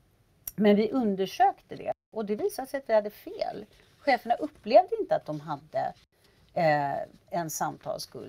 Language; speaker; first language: Swedish; native; Swedish